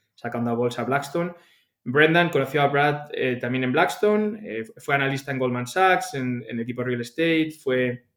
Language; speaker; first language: Spanish; native; Spanish